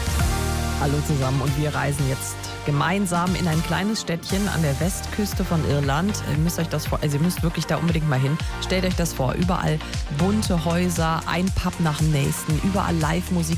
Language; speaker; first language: German; native; German